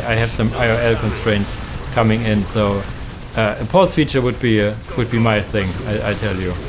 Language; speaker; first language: English; non-native, fluent; German